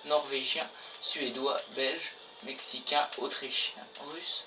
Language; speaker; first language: French; native; French